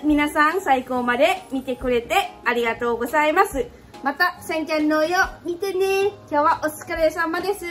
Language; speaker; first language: Japanese; non-native, learner; Lao